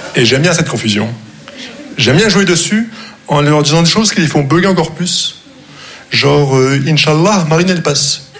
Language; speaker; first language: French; non-native, local second language; Arabic